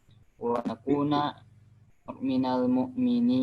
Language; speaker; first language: Arabic; non-native, learner; Indonesian